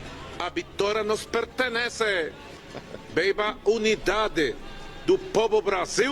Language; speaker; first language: Portuguese; non-native, learner; Spanish